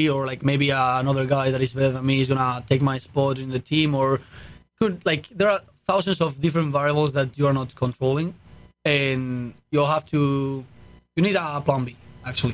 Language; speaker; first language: English; non-native, fluent; Spanish